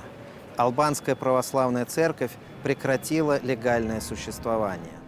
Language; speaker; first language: Russian; native; Russian